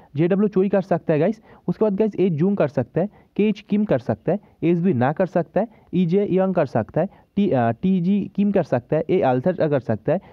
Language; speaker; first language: Hindi; native; Hindi